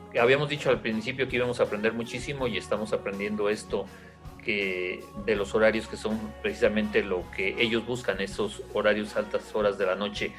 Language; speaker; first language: Spanish; native; Spanish